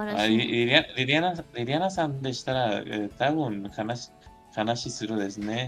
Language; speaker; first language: Japanese; non-native, fluent; Spanish